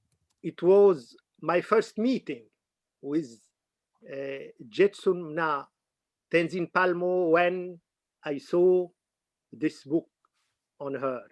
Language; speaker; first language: English; non-native, fluent; Arabic